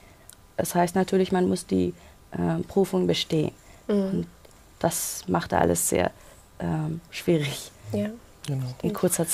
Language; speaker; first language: German; non-native, local second language; Persian